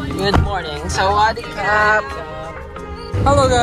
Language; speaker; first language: English; non-native, local second language; Filipino